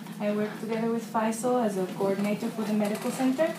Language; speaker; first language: English; non-native, learner; Indonesian